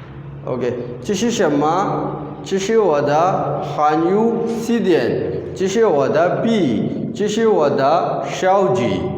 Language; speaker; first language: Chinese; non-native, learner; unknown